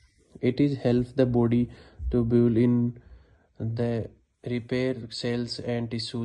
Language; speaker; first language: English; non-native, learner; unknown